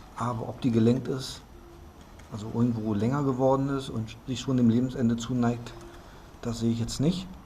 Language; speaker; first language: German; native; German